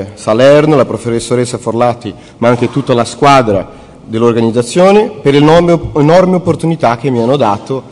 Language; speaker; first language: Italian; non-native, fluent; Portuguese